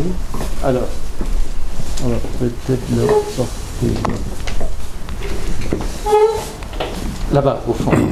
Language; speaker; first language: French; native; French